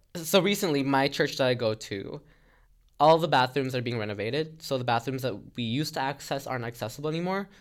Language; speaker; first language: English; non-native, local second language; Filipino